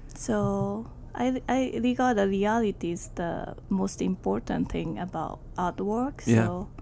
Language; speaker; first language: English; non-native, learner; Japanese